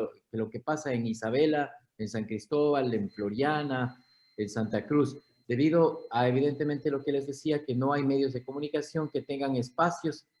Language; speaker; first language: Spanish; native; Spanish